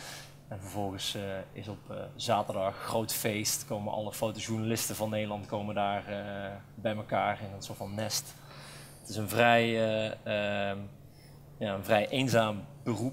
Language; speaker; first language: Dutch; native; Dutch